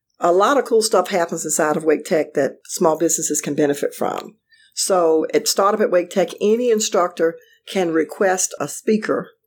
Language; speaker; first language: English; native; English